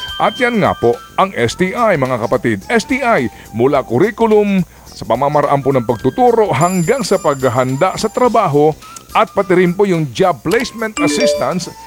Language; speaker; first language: Filipino; non-native, local second language; Waray